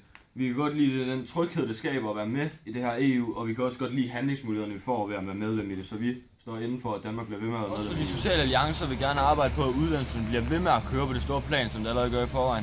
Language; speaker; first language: Danish; native; Danish